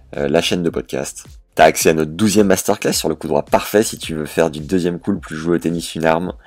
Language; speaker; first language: French; native; French